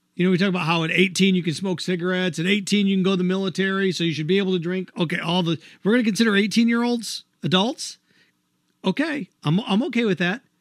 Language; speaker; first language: English; native; English